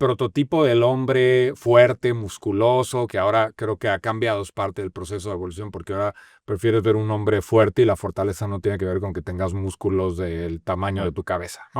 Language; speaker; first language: Spanish; native; Spanish